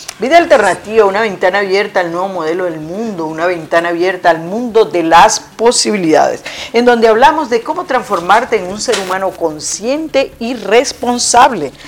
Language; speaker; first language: Spanish; native; Spanish